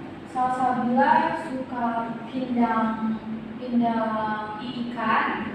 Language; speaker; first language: Indonesian; non-native, learner; Arabic